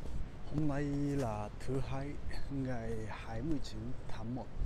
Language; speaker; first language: Vietnamese; non-native, learner; Japanese